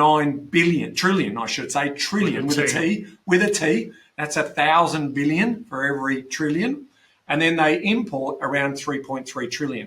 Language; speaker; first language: English; native; English